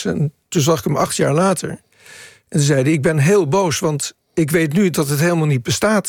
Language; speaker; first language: Dutch; native; Dutch